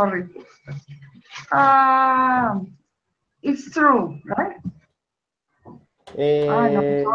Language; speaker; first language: English; non-native, learner; Spanish